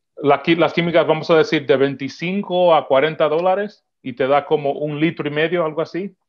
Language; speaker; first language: Spanish; early bilingual, heritage; Spanish